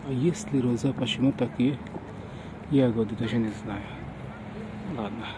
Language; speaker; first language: Russian; non-native, fluent; Bangla